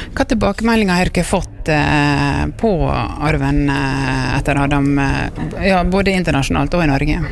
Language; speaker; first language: Norwegian; native; Norwegian